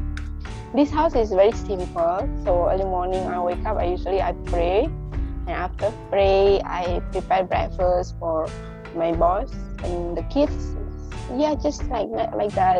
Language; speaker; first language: English; non-native, local second language; Indonesian